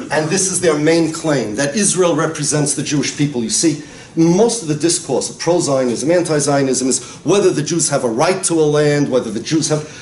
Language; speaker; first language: English; native; English